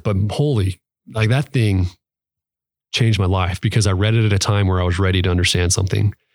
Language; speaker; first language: English; native; English